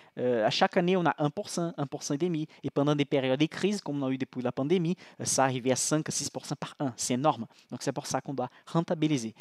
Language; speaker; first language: French; non-native, fluent; Portuguese